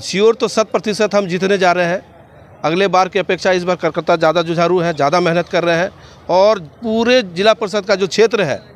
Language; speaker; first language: Hindi; native; Hindi